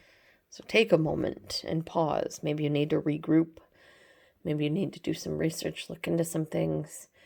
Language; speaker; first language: English; native; English